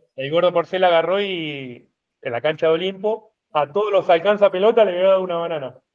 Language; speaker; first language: Spanish; native; Spanish